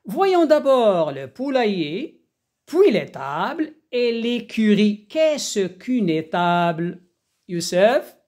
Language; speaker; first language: French; non-native, local second language; Arabic